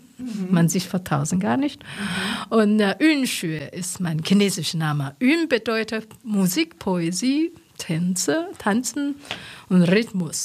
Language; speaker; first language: German; non-native, learner; Chinese